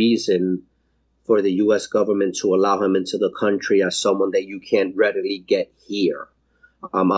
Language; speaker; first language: English; native; English